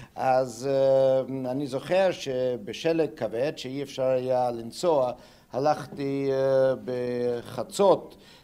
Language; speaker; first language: Hebrew; non-native, fluent; German